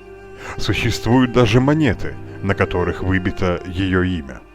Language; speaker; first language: Russian; native; Russian